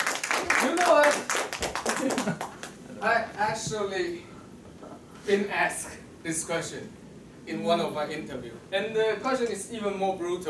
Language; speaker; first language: English; non-native, fluent; Chinese